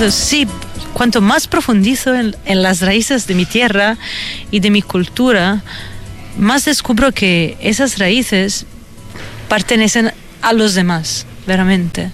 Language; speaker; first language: Spanish; non-native, fluent; Italian